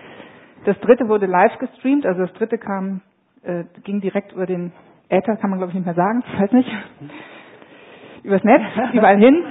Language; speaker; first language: German; native; German